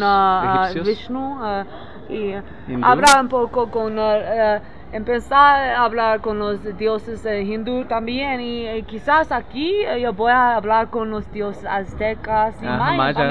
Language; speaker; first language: Spanish; non-native, learner; English